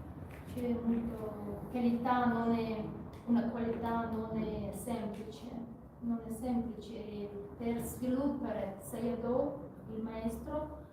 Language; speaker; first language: Italian; non-native, learner; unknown